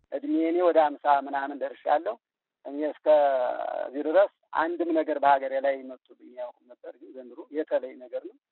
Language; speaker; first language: Amharic; native; Amharic